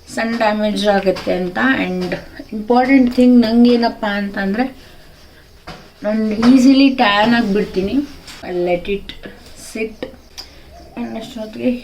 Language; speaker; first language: Kannada; native; Kannada